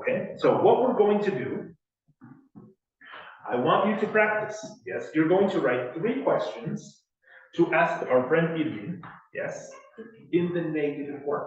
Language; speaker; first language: English; non-native, fluent; Spanish